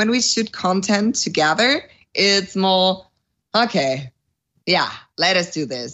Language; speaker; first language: English; non-native, fluent; German